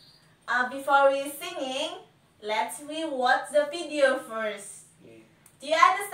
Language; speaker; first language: English; non-native, learner; Indonesian